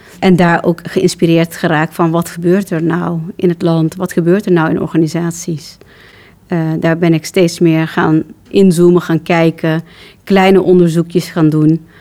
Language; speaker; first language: Dutch; early bilingual, other home language; Turkish